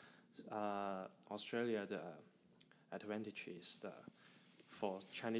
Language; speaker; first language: English; non-native, learner; Chinese